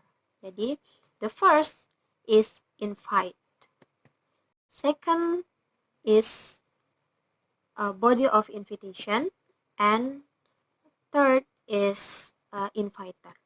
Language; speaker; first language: English; non-native, learner; Indonesian